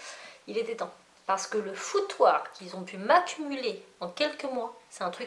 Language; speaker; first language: French; native; French